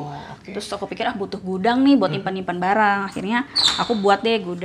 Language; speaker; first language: Indonesian; native; Indonesian